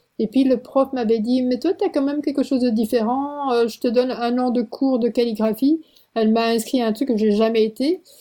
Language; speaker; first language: French; early bilingual, other home language; Korean